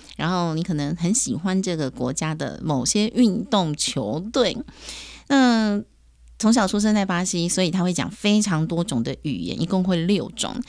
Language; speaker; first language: Chinese; native; Chinese